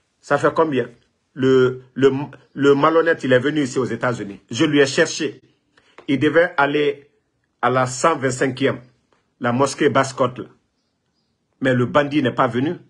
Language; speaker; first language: French; non-native, local second language; Mandingo